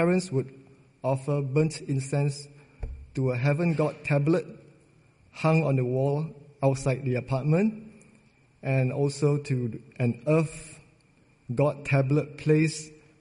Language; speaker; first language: English; non-native, local second language; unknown